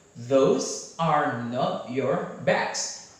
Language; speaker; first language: English; non-native, fluent; Indonesian